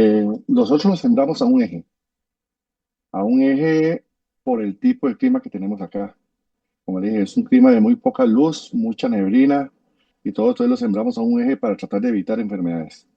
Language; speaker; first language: Spanish; native; Spanish